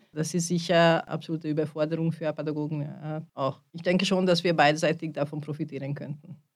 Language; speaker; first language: German; non-native, fluent; Hungarian